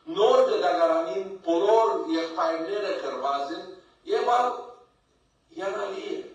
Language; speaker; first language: Armenian; early bilingual, heritage; Armenian